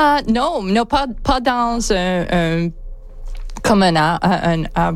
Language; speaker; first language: French; non-native, learner; English